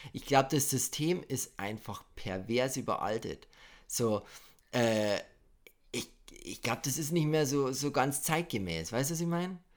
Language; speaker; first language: German; native; German